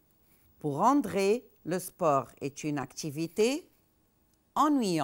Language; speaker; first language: French; non-native, fluent; Arabic